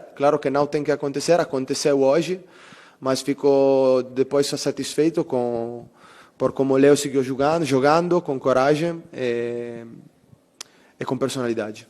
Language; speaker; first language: Portuguese; non-native, fluent; Italian